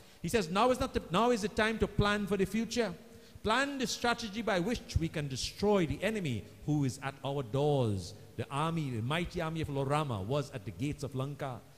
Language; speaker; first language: English; native; English